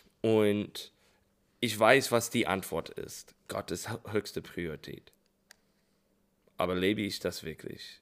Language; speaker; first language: German; non-native, learner; English